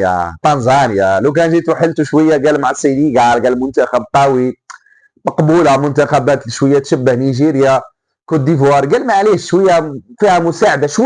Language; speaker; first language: Arabic; native; Arabic